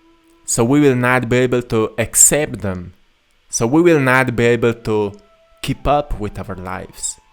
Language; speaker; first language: English; non-native, fluent; Slovenian